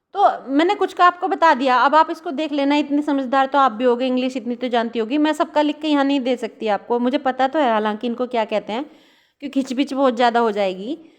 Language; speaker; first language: Hindi; native; Hindi